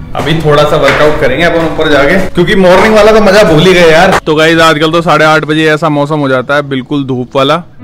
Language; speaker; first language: Hindi; native; Hindi